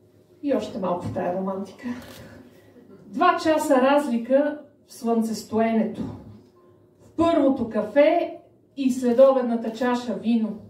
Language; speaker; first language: Bulgarian; native; Bulgarian